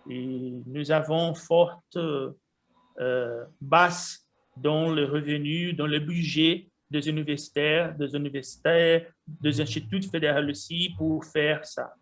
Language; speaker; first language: French; non-native, fluent; Portuguese